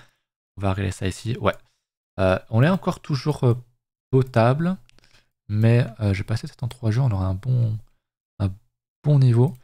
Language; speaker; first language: French; native; French